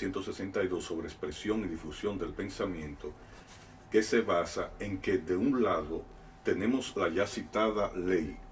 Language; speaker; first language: Spanish; native; Spanish